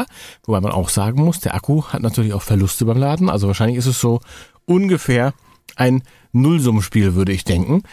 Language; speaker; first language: German; native; German